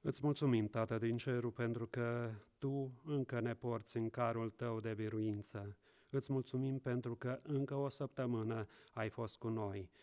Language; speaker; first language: Romanian; non-native, local second language; Hungarian